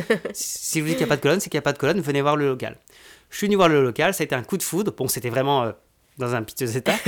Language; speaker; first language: French; native; French